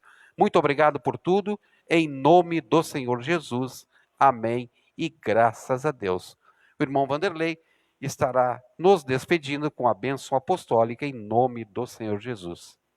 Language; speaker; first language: Portuguese; native; Portuguese